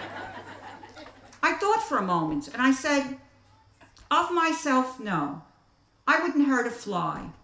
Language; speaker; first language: English; native; English